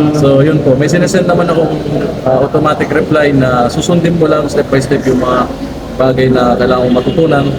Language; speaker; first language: Filipino; native; Filipino